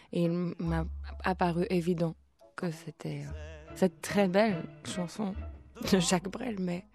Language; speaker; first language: French; early bilingual, other home language; Lithuanian